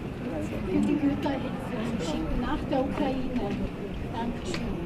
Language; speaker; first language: German; non-native, learner; Ukrainian